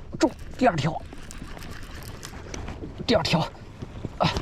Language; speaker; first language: Chinese; native; Chinese